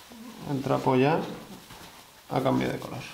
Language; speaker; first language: Spanish; native; Spanish